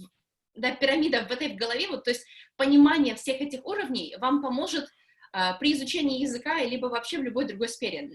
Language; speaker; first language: Russian; native; Russian